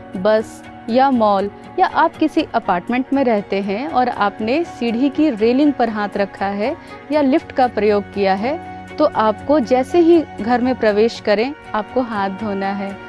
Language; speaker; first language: Hindi; native; Hindi